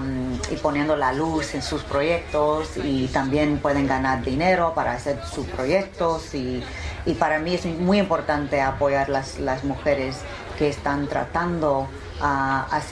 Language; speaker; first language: Spanish; early bilingual, heritage; Spanish